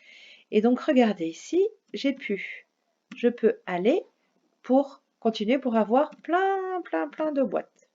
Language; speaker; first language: French; native; French